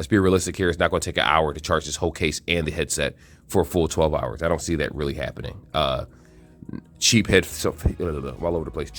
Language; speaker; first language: English; native; English